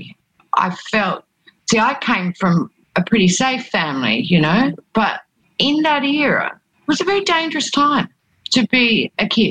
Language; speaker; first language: English; native; English